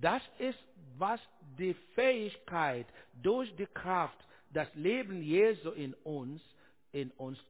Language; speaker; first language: German; non-native, learner; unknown